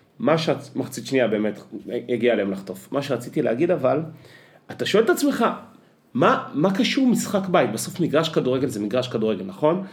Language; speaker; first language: Hebrew; native; Hebrew